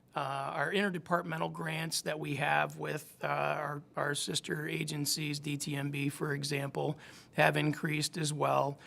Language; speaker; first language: English; native; English